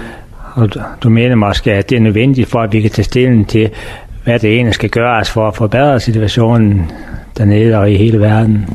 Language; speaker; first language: Danish; native; Danish